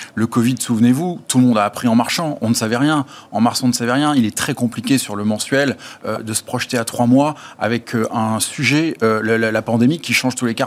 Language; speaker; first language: French; native; French